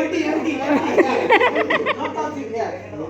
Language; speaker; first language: English; non-native, learner; Hindi